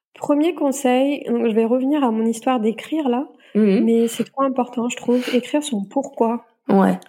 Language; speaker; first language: French; native; French